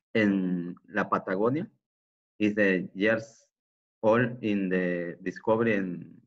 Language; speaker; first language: English; non-native, learner; Spanish